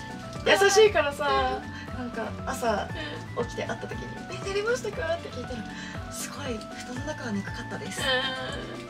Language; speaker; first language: Japanese; native; Japanese